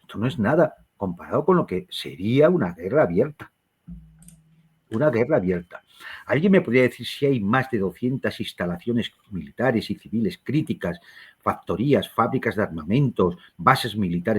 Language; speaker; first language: Spanish; native; Spanish